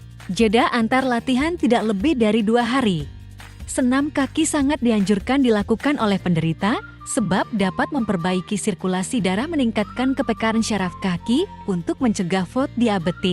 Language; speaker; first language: Indonesian; native; Indonesian